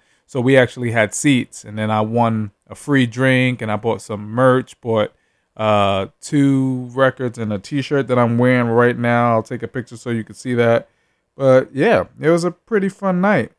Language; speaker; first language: English; native; English